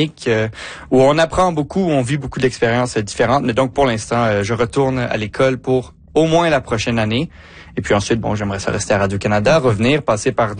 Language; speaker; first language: French; native; French